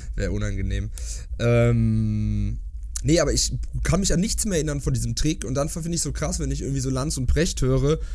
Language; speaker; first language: German; native; German